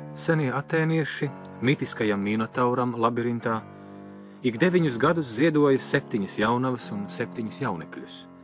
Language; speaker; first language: Latvian; native; Latvian